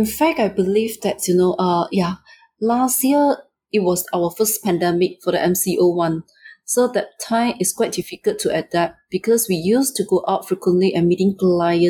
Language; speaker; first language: English; non-native, local second language; Chinese